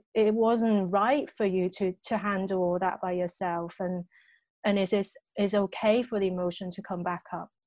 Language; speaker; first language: English; non-native, local second language; Cantonese